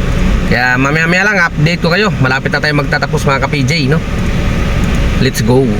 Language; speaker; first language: Filipino; native; Filipino